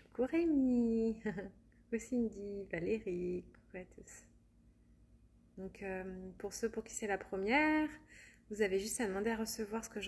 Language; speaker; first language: French; native; French